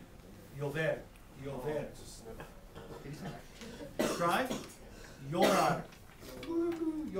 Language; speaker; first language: Spanish; non-native, fluent; English